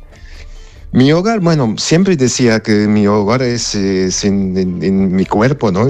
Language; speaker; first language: Spanish; non-native, fluent; Armenian